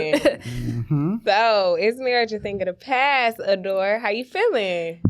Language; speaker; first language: English; native; English